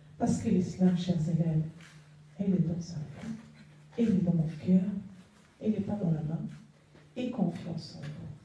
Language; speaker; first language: French; non-native, local second language; Arabic